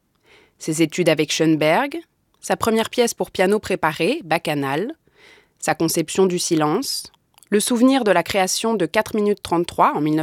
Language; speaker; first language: French; native; French